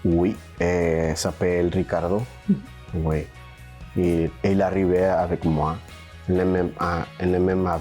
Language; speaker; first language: French; non-native, learner; Spanish